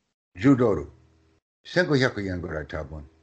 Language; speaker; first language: Japanese; non-native, learner; English